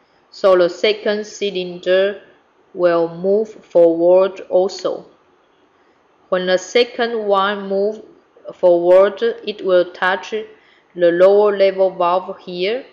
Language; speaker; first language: English; non-native, fluent; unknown